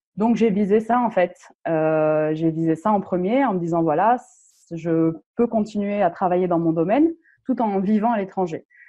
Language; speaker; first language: French; non-native, local second language; Arabic